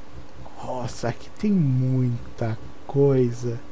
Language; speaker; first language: Portuguese; native; Portuguese